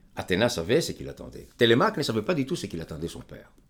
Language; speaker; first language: French; non-native, fluent; Greek